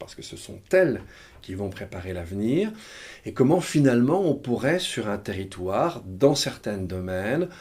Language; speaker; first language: French; native; French